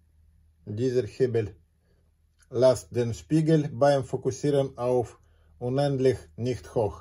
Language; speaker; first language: German; non-native, learner; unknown